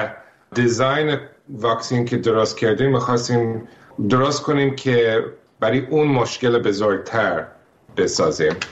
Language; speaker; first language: Persian; early bilingual, heritage; Persian